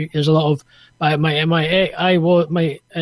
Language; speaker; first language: English; native; English